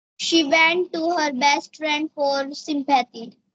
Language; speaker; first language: English; non-native, learner; Hindi